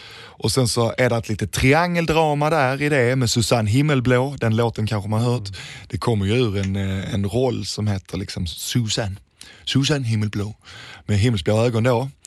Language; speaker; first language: Swedish; early bilingual, other home language; Danish